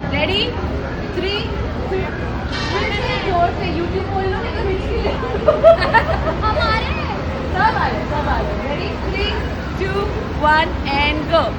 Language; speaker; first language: Hindi; native; Hindi